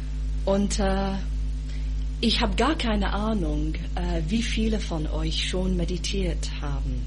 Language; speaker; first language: German; non-native, fluent; English